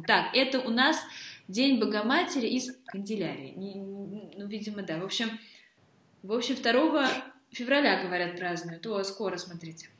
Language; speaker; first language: Russian; native; Russian